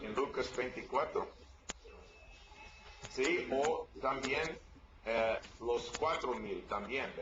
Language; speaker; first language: Spanish; non-native, learner; English